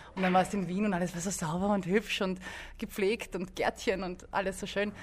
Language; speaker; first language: German; early bilingual, other home language; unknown